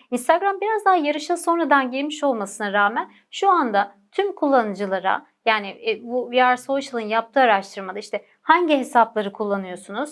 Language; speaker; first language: Turkish; native; Turkish